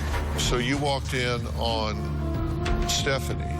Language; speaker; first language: English; native; English